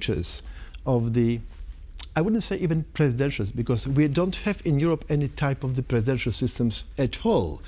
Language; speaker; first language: English; non-native, fluent; Polish